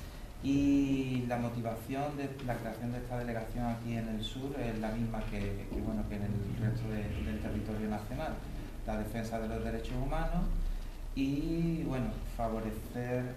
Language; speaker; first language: Spanish; native; Spanish